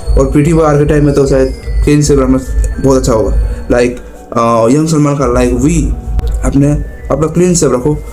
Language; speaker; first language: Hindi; non-native, local second language; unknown